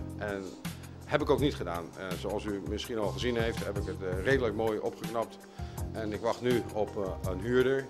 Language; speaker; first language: Dutch; native; Dutch